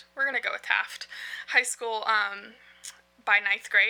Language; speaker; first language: English; native; English